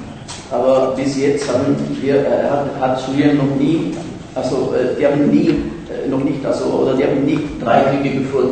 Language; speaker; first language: German; non-native, fluent; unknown